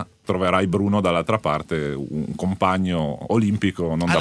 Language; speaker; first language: Italian; native; Italian